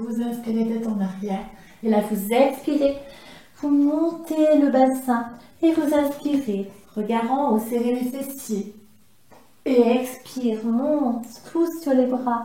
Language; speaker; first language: French; native; French